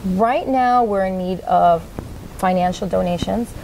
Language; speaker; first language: English; native; English